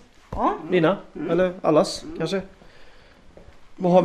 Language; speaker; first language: Swedish; native; Swedish